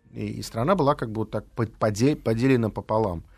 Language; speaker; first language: Russian; native; Russian